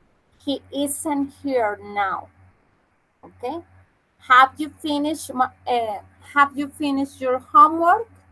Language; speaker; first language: English; non-native, fluent; Spanish